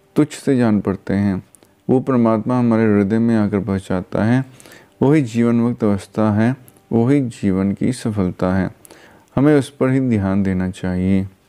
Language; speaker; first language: Hindi; non-native, local second language; Punjabi